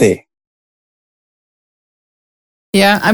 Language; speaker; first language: English; non-native, learner; Dutch